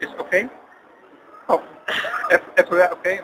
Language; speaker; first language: English; non-native, learner; Dutch